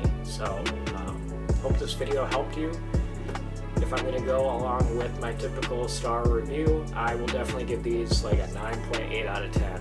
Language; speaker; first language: English; native; English